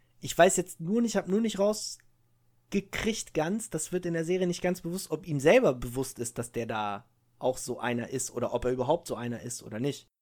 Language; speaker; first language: German; early bilingual, other home language; Italian